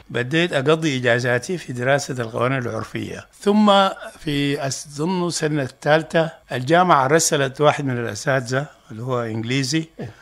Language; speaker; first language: Arabic; non-native, local second language; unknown